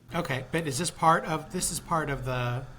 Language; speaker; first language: English; native; English